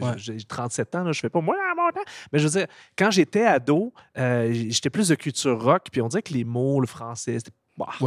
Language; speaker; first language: French; native; French